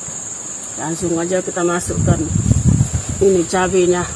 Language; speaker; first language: Indonesian; non-native, local second language; Minangkabau